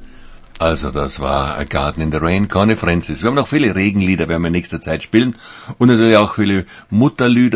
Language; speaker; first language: German; native; German